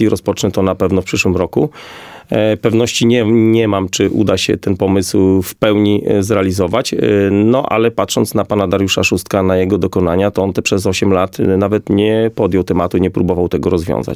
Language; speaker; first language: Polish; native; Polish